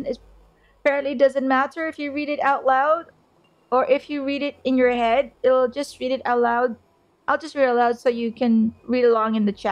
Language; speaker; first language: English; native; English